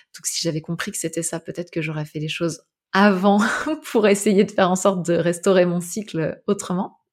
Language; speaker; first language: French; native; French